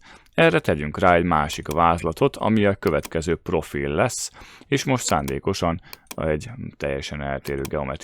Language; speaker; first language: Hungarian; native; Hungarian